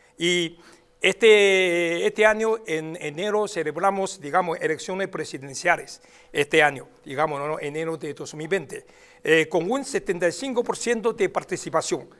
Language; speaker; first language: Spanish; non-native, fluent; Chinese